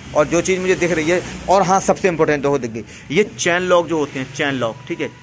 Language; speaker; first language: Hindi; native; Hindi